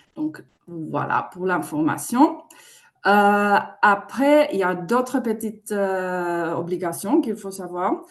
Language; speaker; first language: French; non-native, fluent; Finnish